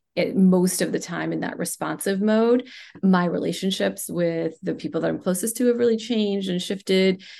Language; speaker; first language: English; non-native, local second language; Hindi